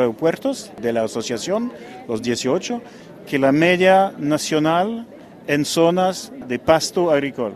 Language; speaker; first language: Spanish; non-native, fluent; French